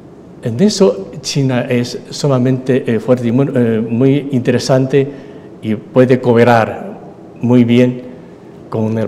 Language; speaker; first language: Spanish; non-native, fluent; Chinese